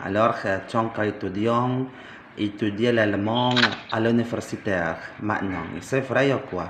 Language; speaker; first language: French; non-native, learner; Indonesian